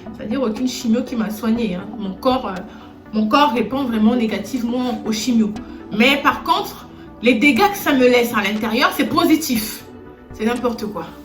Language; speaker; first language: French; non-native, local second language; Lingala